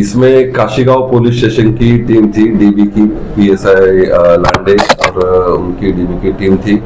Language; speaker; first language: Hindi; non-native, local second language; Marathi